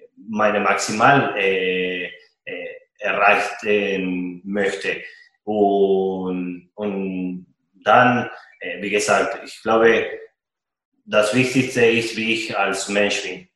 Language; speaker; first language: German; non-native, fluent; Spanish